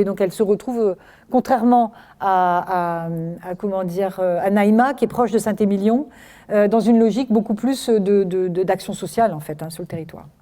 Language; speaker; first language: French; native; French